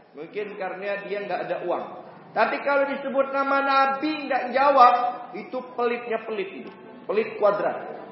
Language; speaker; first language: Indonesian; native; Indonesian